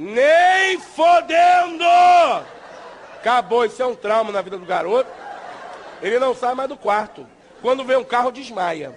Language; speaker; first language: Portuguese; native; Portuguese